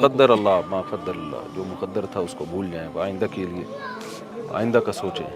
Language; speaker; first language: Urdu; native; Urdu